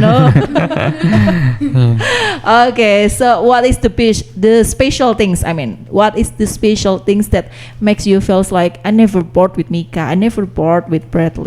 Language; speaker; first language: English; non-native, learner; Indonesian